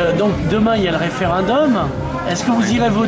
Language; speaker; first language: French; native; French